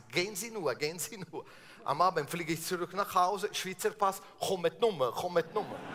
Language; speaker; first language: German; non-native, fluent; Italian